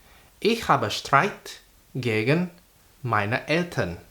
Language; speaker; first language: German; non-native, fluent; Indonesian